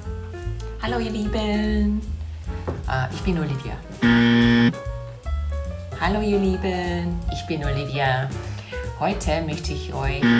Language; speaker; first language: German; non-native, fluent; Korean